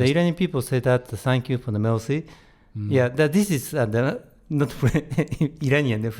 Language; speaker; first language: English; non-native, learner; Japanese